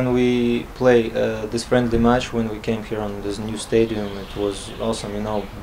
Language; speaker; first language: English; non-native, learner; Latvian